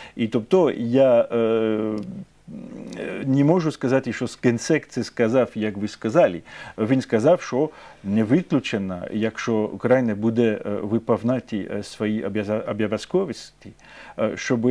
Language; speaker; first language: Ukrainian; non-native, fluent; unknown